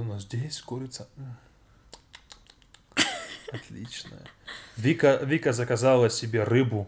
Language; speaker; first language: Russian; non-native, fluent; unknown